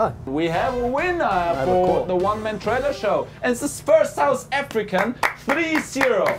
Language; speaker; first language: English; non-native, fluent; German